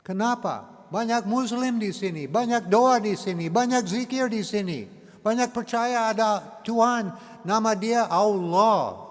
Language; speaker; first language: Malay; non-native, learner; English